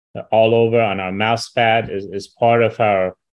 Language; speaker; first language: English; early bilingual, other home language; Persian